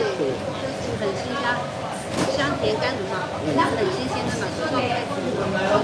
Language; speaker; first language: Chinese; native; Chinese